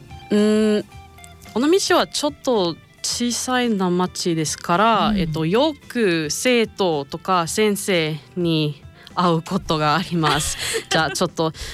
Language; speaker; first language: Japanese; non-native, learner; English